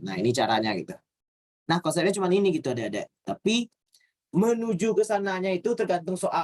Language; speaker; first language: Indonesian; native; Indonesian